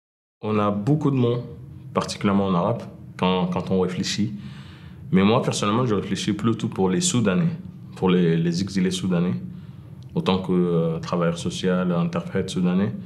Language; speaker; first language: French; non-native, fluent; Arabic